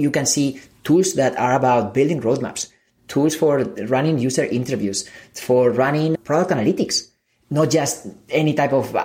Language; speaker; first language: English; non-native, fluent; Spanish